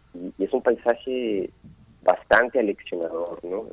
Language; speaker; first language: Spanish; native; Spanish